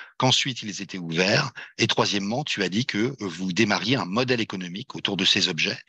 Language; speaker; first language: French; native; French